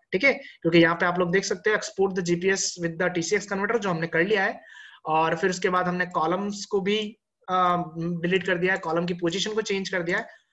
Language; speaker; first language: Hindi; native; Hindi